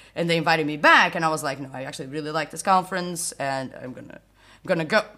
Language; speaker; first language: English; non-native, fluent; Portuguese